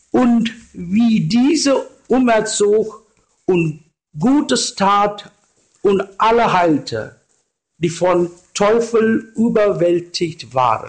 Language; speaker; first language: German; non-native, learner; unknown